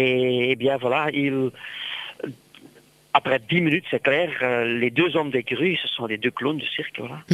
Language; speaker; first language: French; non-native, local second language; Dutch